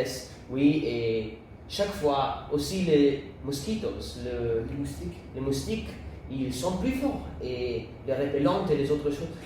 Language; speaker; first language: French; non-native, learner; Italian